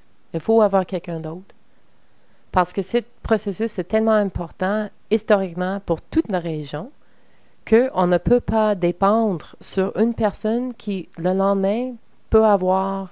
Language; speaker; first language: French; non-native, learner; English